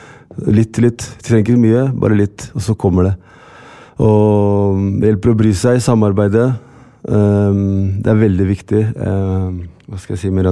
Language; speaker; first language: Norwegian; non-native, fluent; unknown